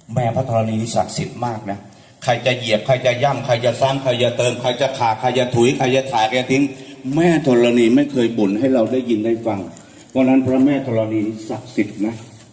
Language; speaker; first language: Thai; native; Thai